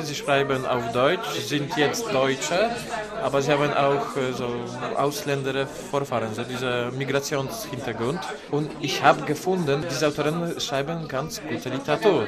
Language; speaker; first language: German; non-native, learner; Polish